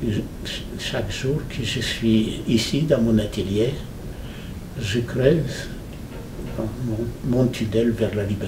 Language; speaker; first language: French; non-native, fluent; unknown